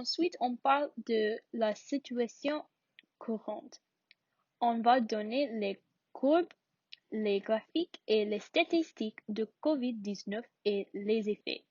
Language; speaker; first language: French; non-native, learner; English